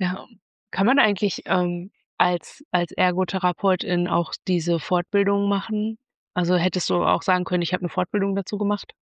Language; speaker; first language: German; native; German